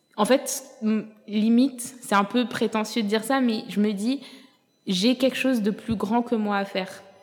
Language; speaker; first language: French; native; French